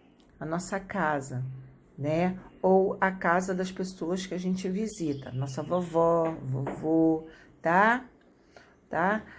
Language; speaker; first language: Portuguese; native; Portuguese